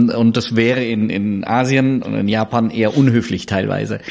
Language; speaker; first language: German; native; German